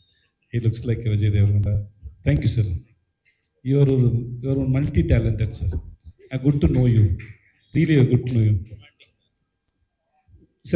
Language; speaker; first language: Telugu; non-native, learner; Tamil